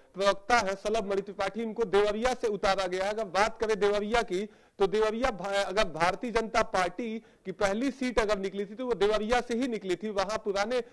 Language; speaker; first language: Hindi; native; Hindi